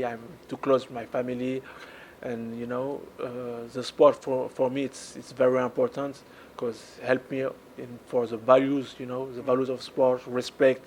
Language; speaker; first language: English; non-native, learner; French